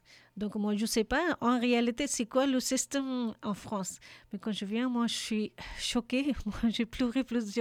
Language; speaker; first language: French; non-native, learner; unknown